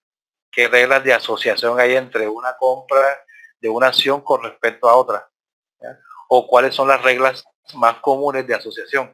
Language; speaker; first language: Spanish; native; Spanish